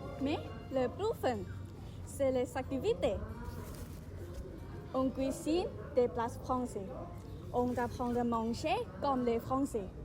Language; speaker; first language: French; non-native, learner; Thai